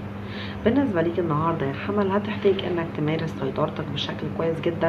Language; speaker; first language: Arabic; native; Arabic